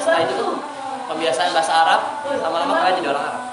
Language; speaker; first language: Indonesian; native; Indonesian